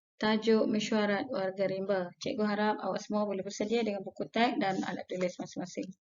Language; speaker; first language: Malay; native; Malay